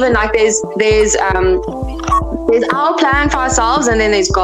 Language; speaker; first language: English; native; English